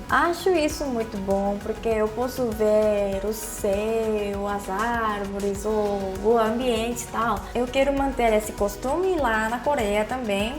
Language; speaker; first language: Portuguese; non-native, fluent; Korean